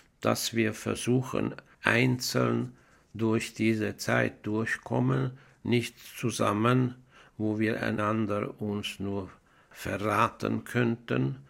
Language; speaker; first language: German; non-native, fluent; Hungarian